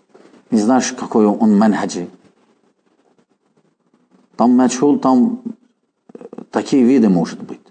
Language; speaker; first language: Russian; non-native, fluent; Azerbaijani